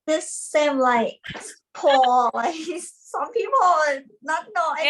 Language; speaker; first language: English; non-native, learner; Thai